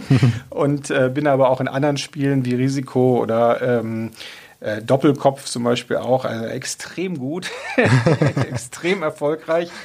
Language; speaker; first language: German; native; German